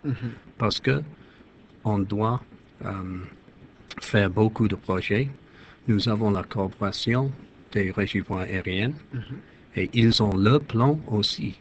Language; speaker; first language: French; non-native, fluent; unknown